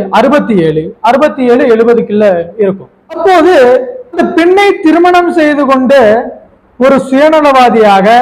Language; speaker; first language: Tamil; non-native, local second language; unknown